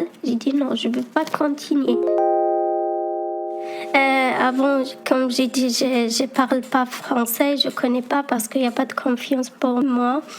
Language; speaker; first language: French; non-native, learner; Arabic